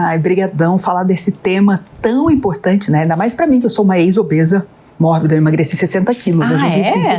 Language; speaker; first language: Portuguese; native; Portuguese